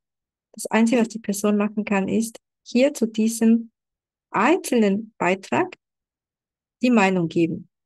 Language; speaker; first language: German; non-native, fluent; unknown